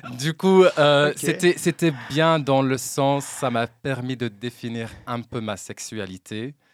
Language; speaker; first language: French; non-native, local second language; Arabic